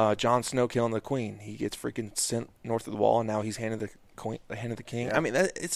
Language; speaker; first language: English; native; English